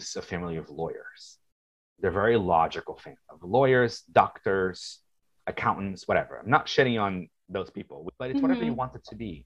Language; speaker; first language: English; non-native, fluent; Portuguese